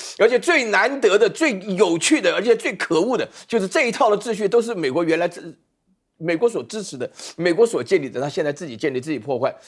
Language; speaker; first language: Chinese; native; Chinese